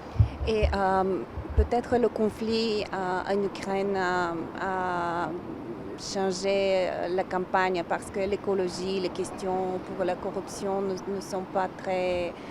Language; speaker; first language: French; non-native, fluent; Bulgarian